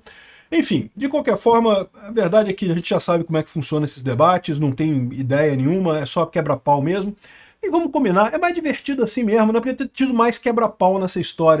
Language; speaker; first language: Portuguese; native; Portuguese